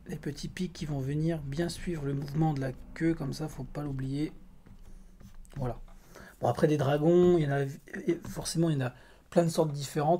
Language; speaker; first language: French; native; French